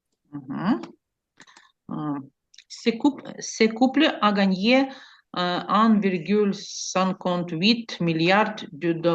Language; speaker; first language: French; non-native, learner; Ukrainian